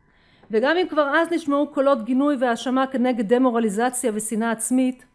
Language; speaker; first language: Hebrew; native; Hebrew